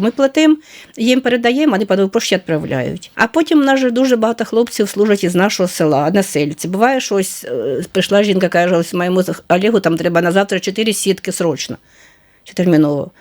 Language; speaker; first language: Ukrainian; native; Ukrainian